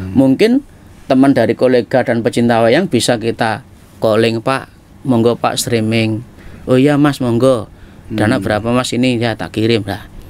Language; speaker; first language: Indonesian; non-native, local second language; Javanese